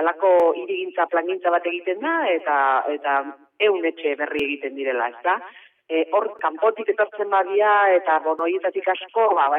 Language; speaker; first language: Basque; native; Basque